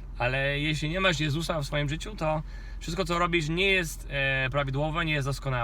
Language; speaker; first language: Polish; non-native, fluent; Kinyarwanda